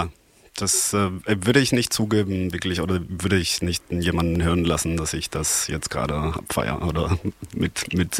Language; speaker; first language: German; non-native, fluent; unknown